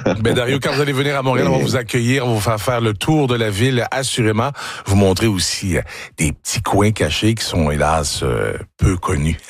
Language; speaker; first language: French; native; French